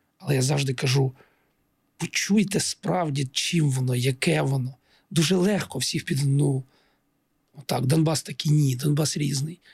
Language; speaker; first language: Ukrainian; non-native, local second language; Russian